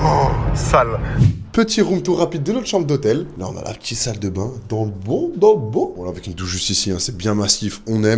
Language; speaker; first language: French; native; French